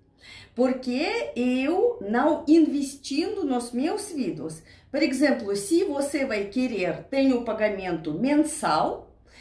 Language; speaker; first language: Portuguese; non-native, learner; Russian